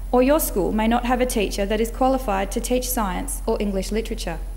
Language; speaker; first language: English; native; English